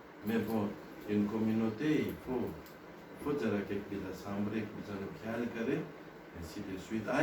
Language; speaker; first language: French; non-native, local second language; Gujarati